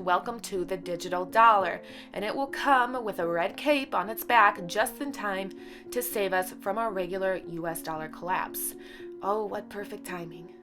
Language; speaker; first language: English; native; English